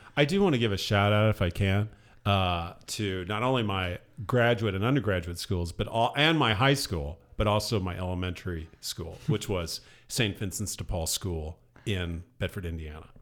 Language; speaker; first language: English; native; English